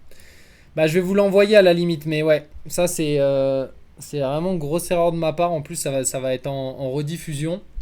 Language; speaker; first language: French; native; French